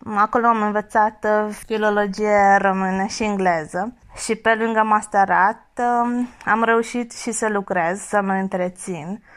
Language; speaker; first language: Romanian; non-native, fluent; Hungarian